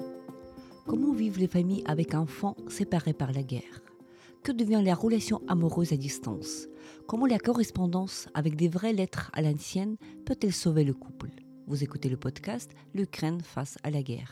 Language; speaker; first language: French; non-native, fluent; Ukrainian